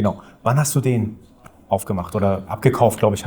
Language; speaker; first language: German; native; German